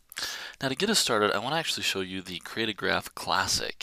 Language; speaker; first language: English; native; English